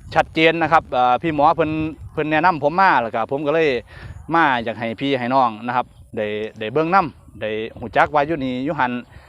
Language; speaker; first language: Thai; non-native, local second language; Northern Khmer